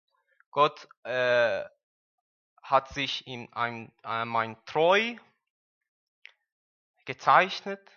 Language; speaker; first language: German; non-native, learner; Persian